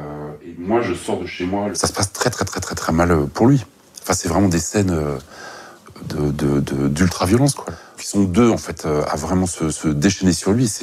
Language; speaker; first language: French; native; French